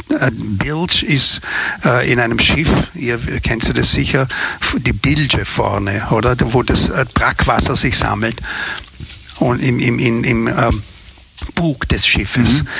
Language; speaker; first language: German; native; German